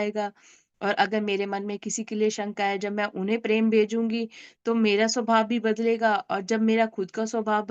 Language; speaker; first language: Hindi; native; Hindi